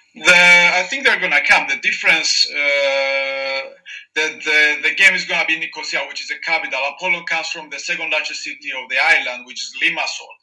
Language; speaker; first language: English; non-native, fluent; Greek